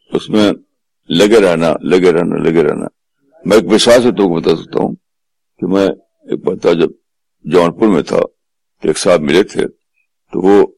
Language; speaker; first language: Urdu; native; Urdu